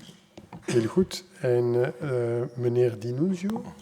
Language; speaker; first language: Dutch; non-native, local second language; French